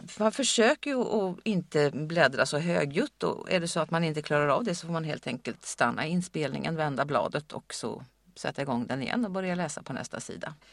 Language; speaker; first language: Swedish; native; Swedish